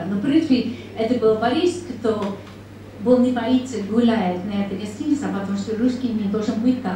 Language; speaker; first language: Russian; non-native, learner; English